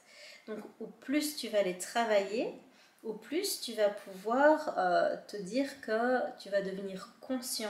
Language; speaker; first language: French; native; French